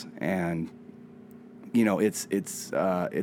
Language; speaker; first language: English; native; English